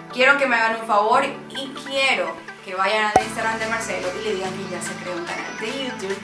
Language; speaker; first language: Spanish; native; Spanish